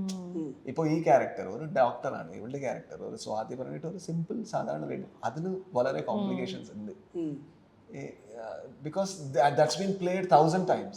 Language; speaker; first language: Malayalam; non-native, learner; Kannada